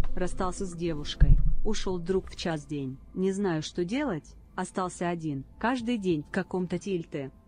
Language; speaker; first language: Russian; native; Russian